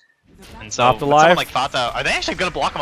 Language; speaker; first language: English; native; English